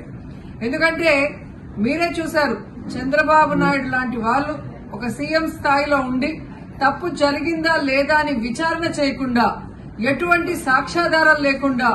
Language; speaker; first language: Telugu; native; Telugu